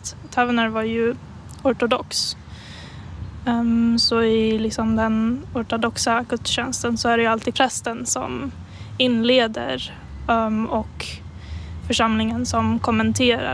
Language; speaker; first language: Swedish; native; Swedish